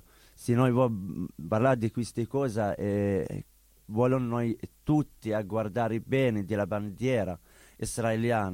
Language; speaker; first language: Italian; non-native, learner; Arabic